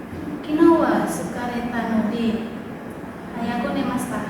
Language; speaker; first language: Japanese; non-native, learner; Indonesian